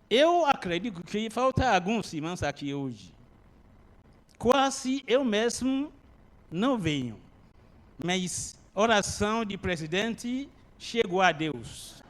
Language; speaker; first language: Portuguese; non-native, learner; Arabic